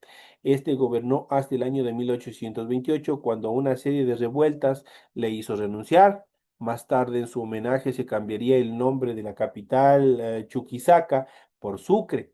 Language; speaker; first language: Spanish; native; Spanish